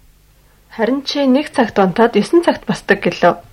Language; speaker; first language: Mongolian; native; Mongolian